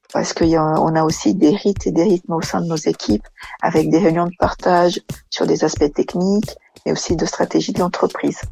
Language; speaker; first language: French; non-native, fluent; Portuguese